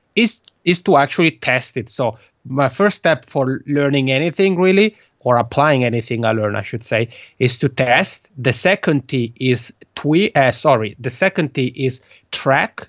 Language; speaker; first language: English; non-native, fluent; Italian